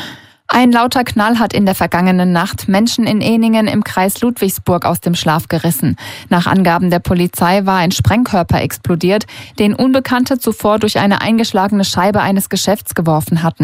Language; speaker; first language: German; native; German